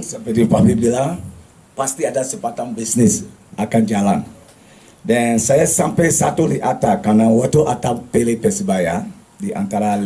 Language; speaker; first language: Indonesian; non-native, fluent; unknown